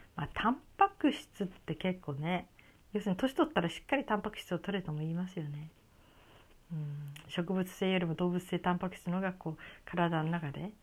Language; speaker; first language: Japanese; native; Japanese